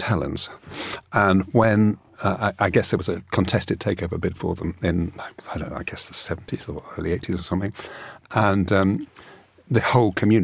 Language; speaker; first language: English; native; English